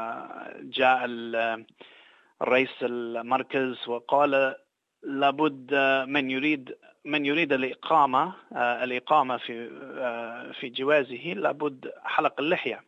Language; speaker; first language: Arabic; non-native, fluent; English